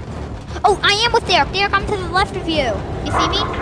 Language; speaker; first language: English; native; English